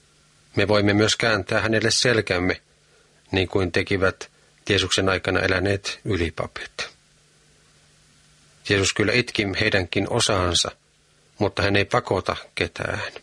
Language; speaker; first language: Finnish; native; Finnish